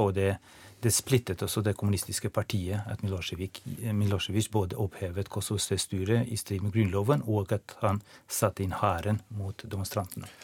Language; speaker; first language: Norwegian; non-native, fluent; Albanian